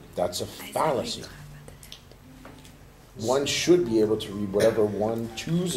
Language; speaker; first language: English; native; English